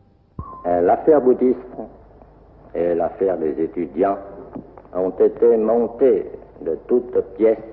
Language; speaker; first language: French; non-native, local second language; Vietnamese